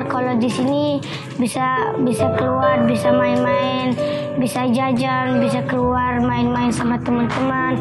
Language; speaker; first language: Indonesian; early bilingual, other home language; Persian